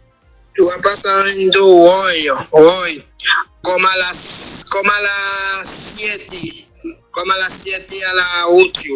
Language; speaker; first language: Spanish; non-native, learner; Haitian Creole